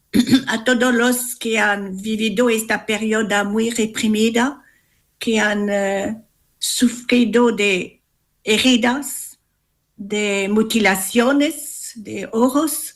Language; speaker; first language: Spanish; non-native, learner; French